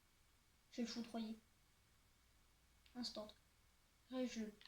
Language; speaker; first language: French; native; French